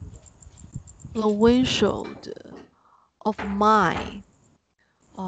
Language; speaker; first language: English; non-native, learner; Chinese